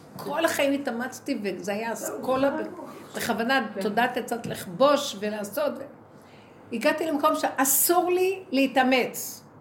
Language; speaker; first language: Hebrew; native; Hebrew